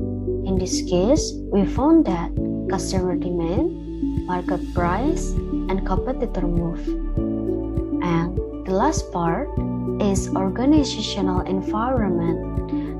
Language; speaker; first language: English; non-native, learner; Indonesian